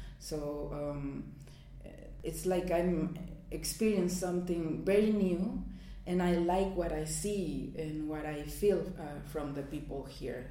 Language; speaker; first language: English; non-native, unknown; Spanish